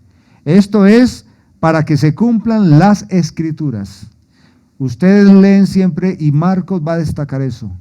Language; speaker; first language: Spanish; native; Spanish